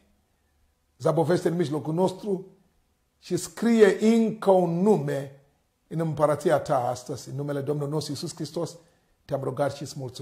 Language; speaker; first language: Romanian; non-native, learner; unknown